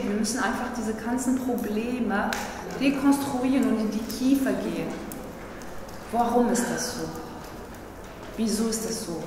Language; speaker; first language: German; non-native, fluent; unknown